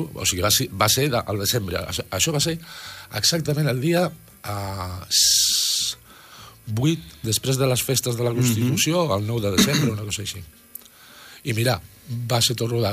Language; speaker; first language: Catalan; native; Catalan